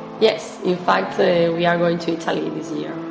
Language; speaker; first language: English; non-native, fluent; Spanish